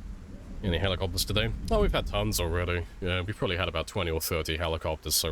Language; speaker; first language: English; native; English